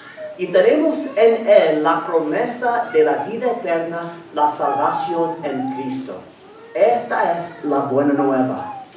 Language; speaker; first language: Spanish; non-native, fluent; English